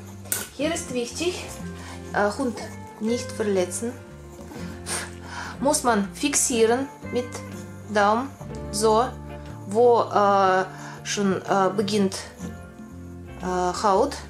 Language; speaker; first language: German; non-native, learner; Russian